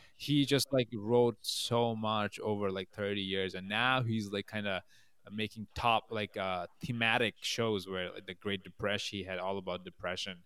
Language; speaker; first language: English; non-native, local second language; Bangla